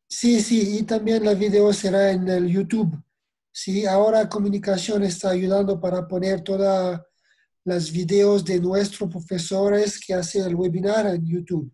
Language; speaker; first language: Spanish; non-native, fluent; French